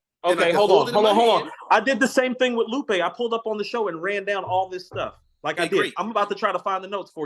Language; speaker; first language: English; native; English